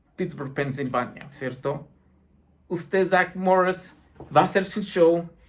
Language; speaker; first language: Spanish; early bilingual, heritage; Spanish